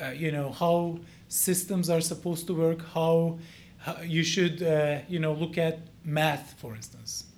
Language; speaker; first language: English; non-native, fluent; Turkish